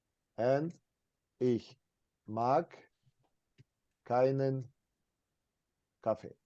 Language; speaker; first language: German; non-native, fluent; English